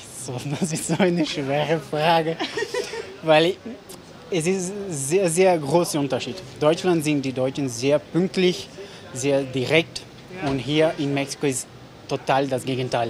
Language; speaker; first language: German; non-native, fluent; Portuguese